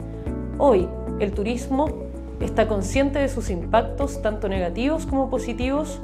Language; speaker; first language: Spanish; native; Spanish